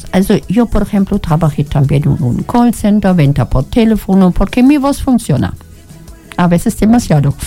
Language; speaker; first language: Spanish; non-native, learner; German